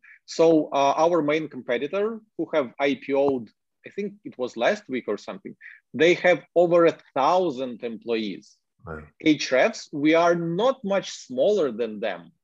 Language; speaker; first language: English; non-native, fluent; Ukrainian